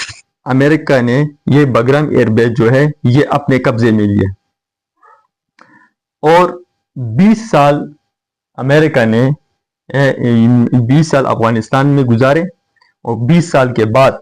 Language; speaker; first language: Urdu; non-native, fluent; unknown